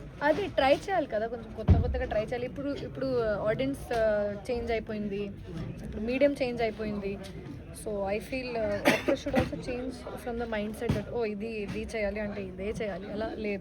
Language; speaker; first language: Telugu; non-native, fluent; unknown